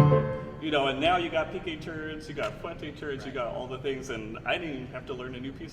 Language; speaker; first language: English; native; English